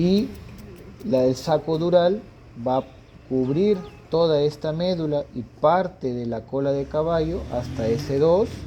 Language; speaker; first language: Spanish; native; Spanish